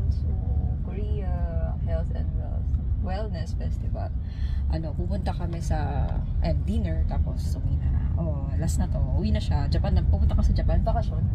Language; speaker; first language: Filipino; native; Filipino